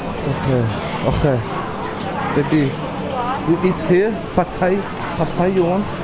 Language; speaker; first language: English; non-native, learner; French